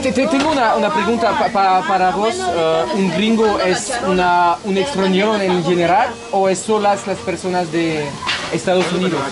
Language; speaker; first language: Spanish; non-native, learner; French